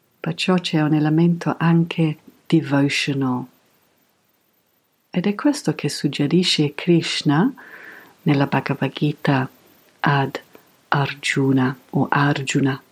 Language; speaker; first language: Italian; non-native, fluent; English